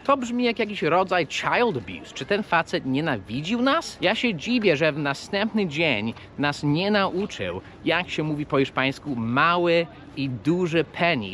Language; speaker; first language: Polish; early bilingual, heritage; Polish